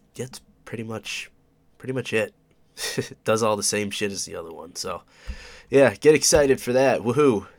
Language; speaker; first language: English; native; English